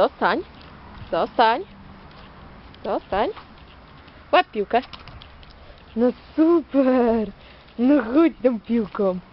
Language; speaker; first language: Polish; native; Polish